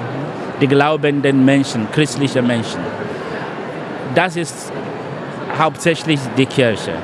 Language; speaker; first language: German; non-native, fluent; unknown